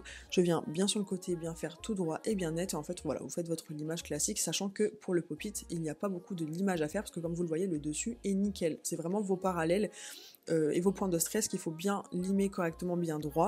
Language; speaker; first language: French; native; French